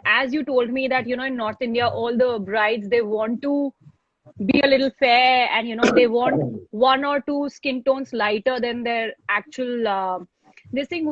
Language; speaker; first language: English; non-native, local second language; Hindi